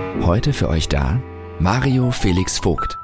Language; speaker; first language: German; native; German